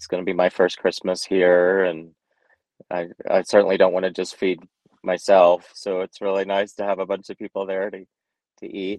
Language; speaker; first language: English; native; English